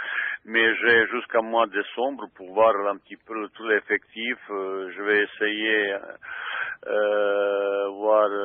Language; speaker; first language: French; non-native, fluent; Bosnian